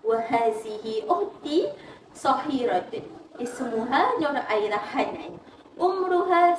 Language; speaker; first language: Arabic; non-native, learner; Malay